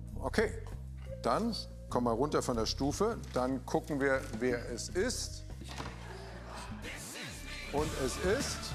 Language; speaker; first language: German; native; German